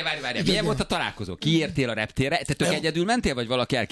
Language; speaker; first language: Hungarian; native; Hungarian